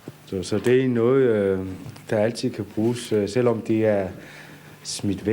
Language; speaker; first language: Danish; non-native, local second language; Kalaallisut